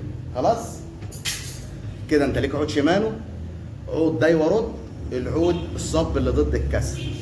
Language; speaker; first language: Arabic; native; Arabic